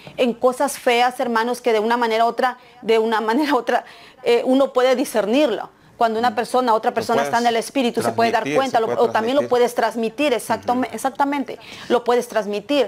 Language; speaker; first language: Spanish; native; Spanish